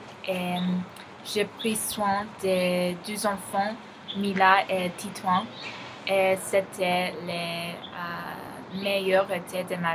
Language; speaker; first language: French; non-native, learner; Spanish